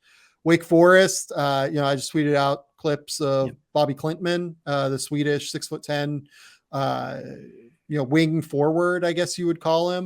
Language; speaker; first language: English; native; English